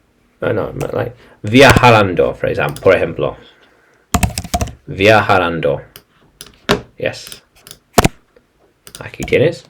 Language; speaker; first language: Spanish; non-native, learner; English